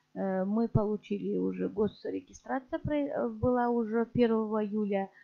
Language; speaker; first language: Russian; non-native, local second language; Kazakh